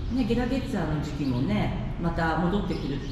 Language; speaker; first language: Japanese; native; Japanese